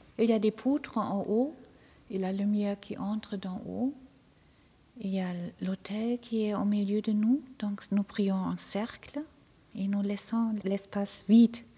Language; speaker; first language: French; non-native, fluent; German